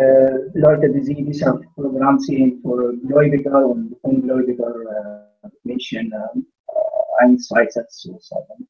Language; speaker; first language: German; non-native, learner; Arabic